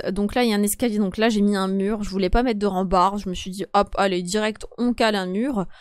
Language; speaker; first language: French; non-native, fluent; Polish